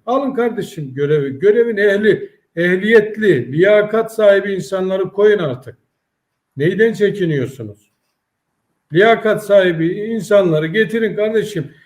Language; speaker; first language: Turkish; native; Turkish